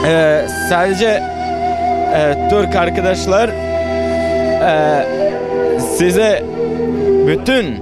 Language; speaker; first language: Turkish; non-native, learner; Bosnian